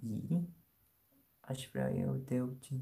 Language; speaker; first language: Romanian; non-native, fluent; Korean